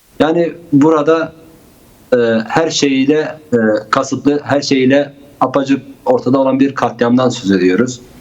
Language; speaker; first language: Turkish; non-native, local second language; Kurdish